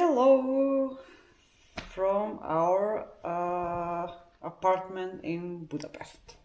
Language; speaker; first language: English; non-native, learner; Russian